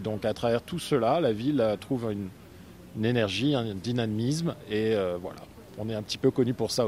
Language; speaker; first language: French; native; French